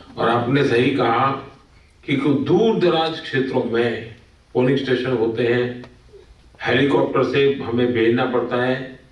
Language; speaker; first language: Hindi; non-native, local second language; Gujarati